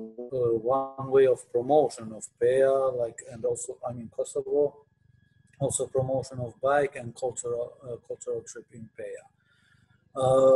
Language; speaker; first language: English; non-native, fluent; Albanian